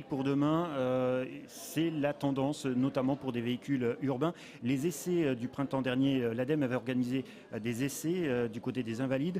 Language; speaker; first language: French; native; French